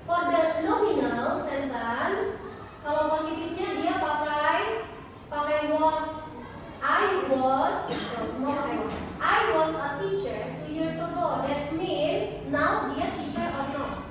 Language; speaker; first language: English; non-native, learner; Indonesian